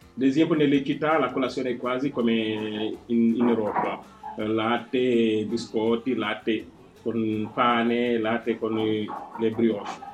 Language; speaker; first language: Italian; non-native, fluent; Wolof